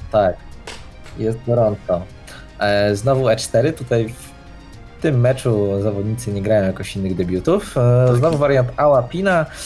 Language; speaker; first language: Polish; early bilingual, other home language; Vietnamese